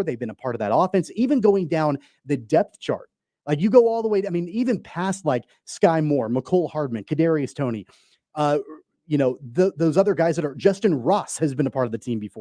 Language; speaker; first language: English; native; English